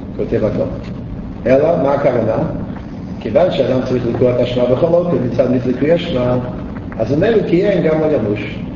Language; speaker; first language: Hebrew; native; Hebrew